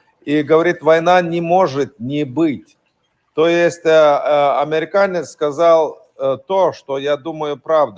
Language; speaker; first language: Russian; non-native, fluent; Lithuanian